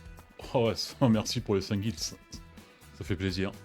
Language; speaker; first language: French; native; French